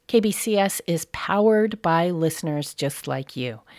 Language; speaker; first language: English; native; English